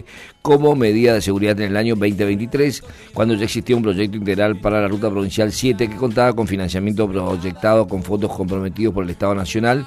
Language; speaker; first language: Spanish; native; Spanish